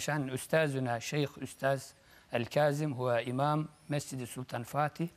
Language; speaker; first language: Arabic; non-native, fluent; Turkish